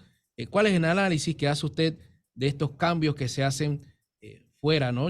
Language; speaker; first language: Spanish; native; Spanish